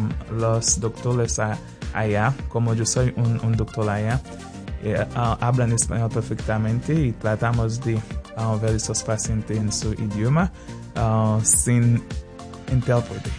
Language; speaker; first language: Spanish; non-native, fluent; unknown